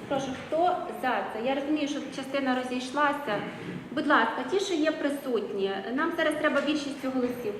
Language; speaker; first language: Ukrainian; native; Ukrainian